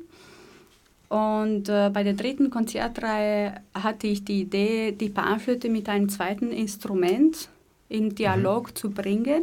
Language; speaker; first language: German; native; German